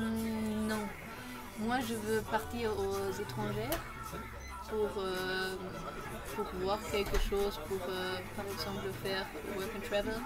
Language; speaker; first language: French; non-native, learner; German